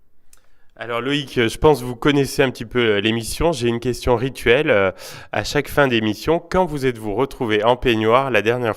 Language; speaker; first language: French; native; French